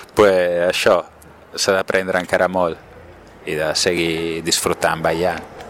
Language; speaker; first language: Catalan; non-native, fluent; Italian